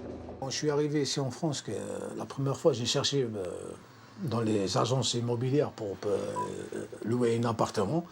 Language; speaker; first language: French; non-native, local second language; Arabic